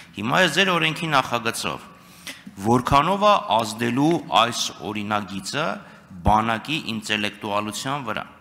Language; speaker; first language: Armenian; native; Armenian